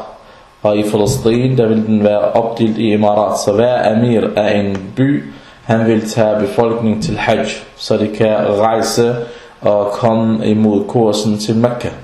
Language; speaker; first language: Danish; early bilingual, other home language; Arabic